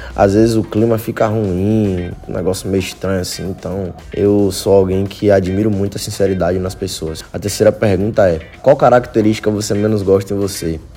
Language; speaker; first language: Portuguese; native; Portuguese